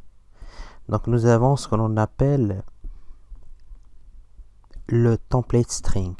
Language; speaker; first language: French; non-native, local second language; Arabic